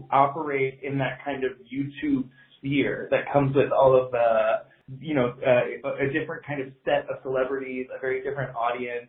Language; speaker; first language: English; native; English